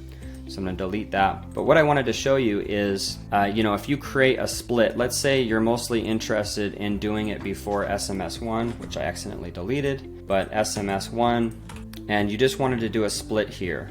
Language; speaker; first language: English; native; English